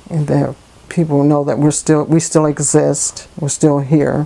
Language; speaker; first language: English; native; English